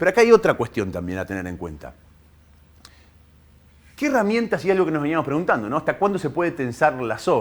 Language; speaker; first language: Spanish; native; Spanish